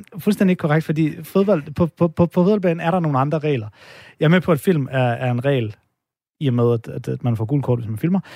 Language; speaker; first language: Danish; native; Danish